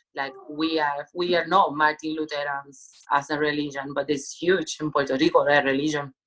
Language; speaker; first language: English; non-native, fluent; Spanish